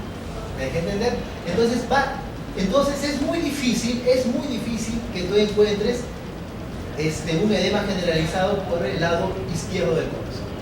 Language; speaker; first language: Spanish; native; Spanish